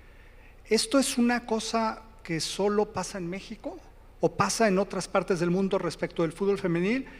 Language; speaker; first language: Spanish; native; Spanish